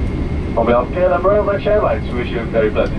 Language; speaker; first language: English; non-native, fluent; Dutch